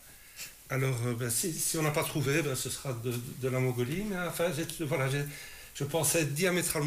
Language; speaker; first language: French; native; French